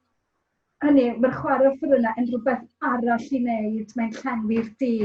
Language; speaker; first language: Welsh; native; Welsh